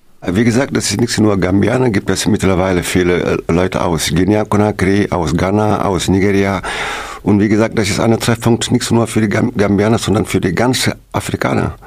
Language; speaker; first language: German; non-native, learner; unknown